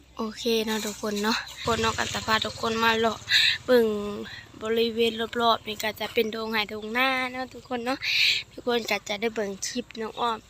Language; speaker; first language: Thai; non-native, local second language; Lao